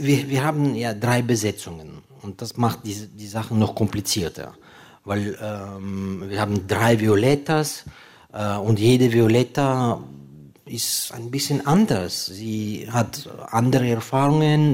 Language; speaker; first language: German; non-native, fluent; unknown